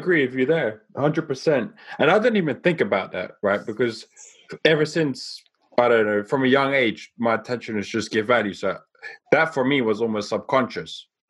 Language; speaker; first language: English; non-native, local second language; Afrikaans